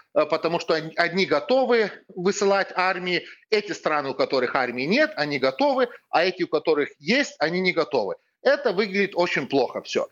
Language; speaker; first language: Russian; non-native, fluent; Lithuanian